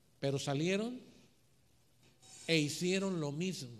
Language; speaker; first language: Spanish; native; Spanish